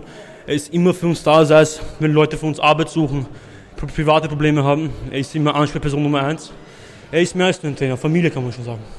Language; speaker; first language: German; native; German